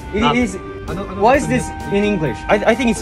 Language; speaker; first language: English; non-native, learner; Korean